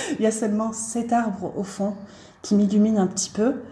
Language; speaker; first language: French; native; French